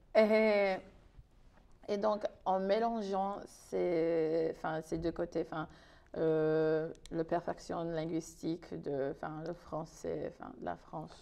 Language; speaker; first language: French; non-native, fluent; English